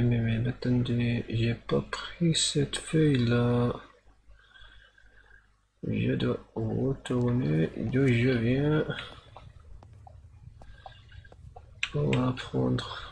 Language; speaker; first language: French; non-native, learner; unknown